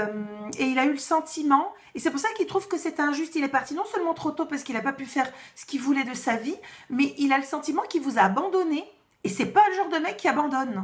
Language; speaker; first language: French; native; French